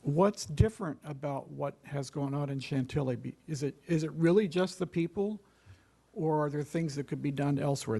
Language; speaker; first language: English; native; English